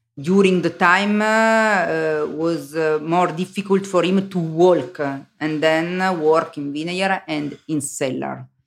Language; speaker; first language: English; non-native, learner; Italian